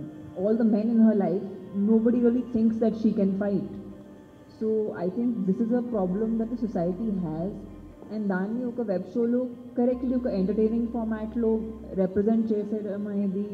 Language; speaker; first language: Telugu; non-native, fluent; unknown